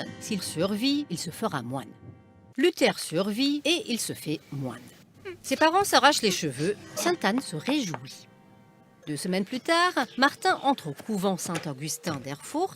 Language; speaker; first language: French; native; French